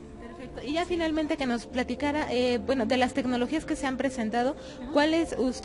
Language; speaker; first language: Spanish; native; Spanish